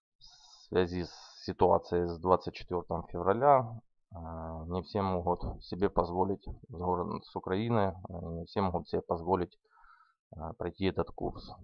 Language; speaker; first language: Russian; native; Russian